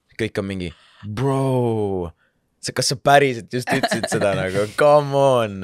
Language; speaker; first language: Estonian; non-native, local second language; Russian